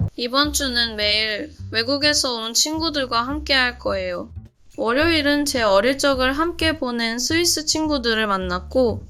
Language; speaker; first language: Korean; non-native, fluent; French